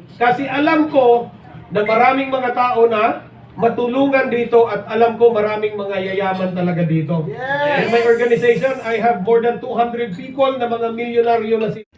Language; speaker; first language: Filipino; non-native, local second language; Cebuano